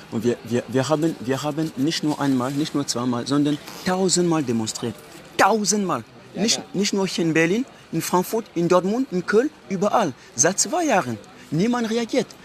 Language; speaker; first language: German; non-native, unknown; French